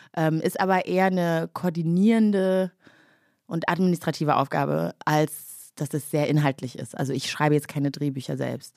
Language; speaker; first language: German; early bilingual, other home language; Kinyarwanda